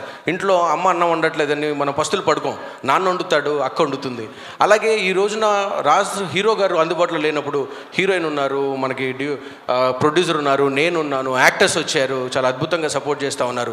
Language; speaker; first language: Telugu; native; Telugu